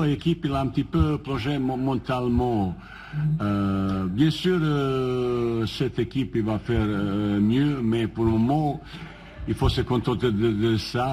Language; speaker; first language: French; non-native, fluent; Bosnian